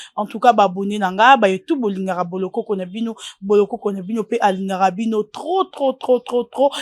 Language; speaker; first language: Lingala; native; Lingala